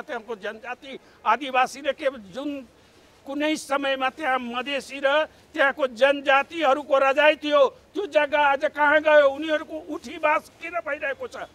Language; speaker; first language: Nepali; non-native, local second language; Maithili